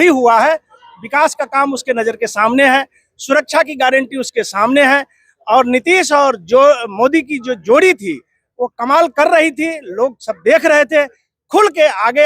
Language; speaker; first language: Hindi; native; Hindi